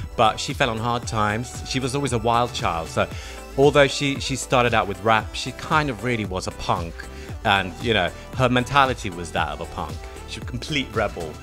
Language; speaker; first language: English; non-native, fluent; Swedish